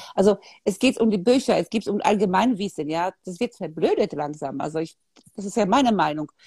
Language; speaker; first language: German; non-native, fluent; Polish